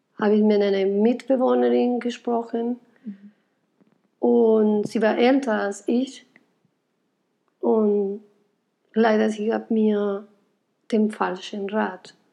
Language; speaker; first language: German; non-native, fluent; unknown